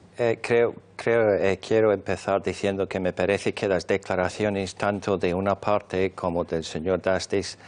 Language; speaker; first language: Spanish; non-native, fluent; English